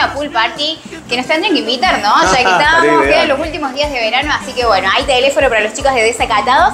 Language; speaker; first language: Spanish; native; Spanish